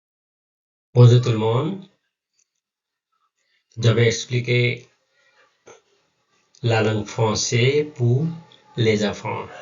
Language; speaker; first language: French; non-native, learner; Nepali